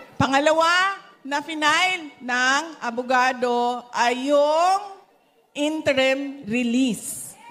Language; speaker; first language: Filipino; non-native, local second language; Cebuano